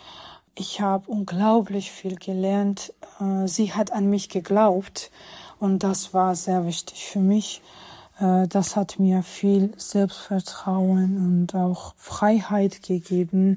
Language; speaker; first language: German; non-native, fluent; Georgian